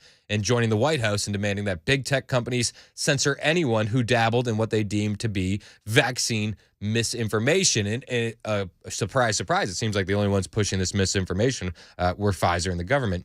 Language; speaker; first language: English; native; English